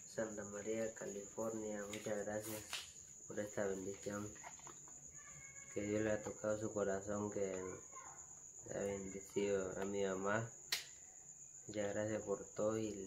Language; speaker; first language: Spanish; native; Spanish